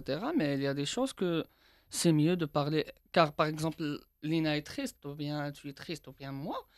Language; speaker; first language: French; non-native, local second language; Arabic